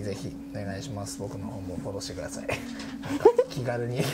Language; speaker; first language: Japanese; native; Japanese